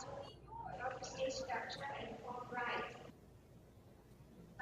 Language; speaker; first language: English; non-native, fluent; Vietnamese